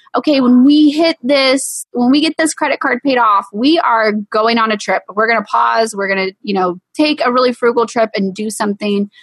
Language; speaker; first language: English; native; English